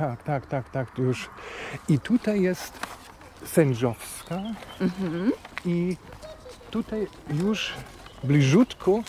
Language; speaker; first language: Polish; non-native, fluent; German